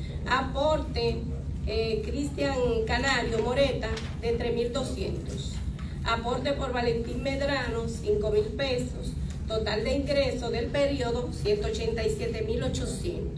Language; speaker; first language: Spanish; native; Spanish